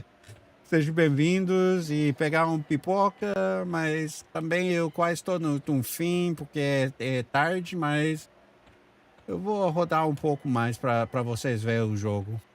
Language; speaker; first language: Portuguese; non-native, fluent; English